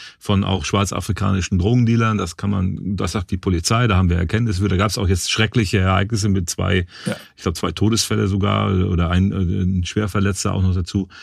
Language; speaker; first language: German; native; German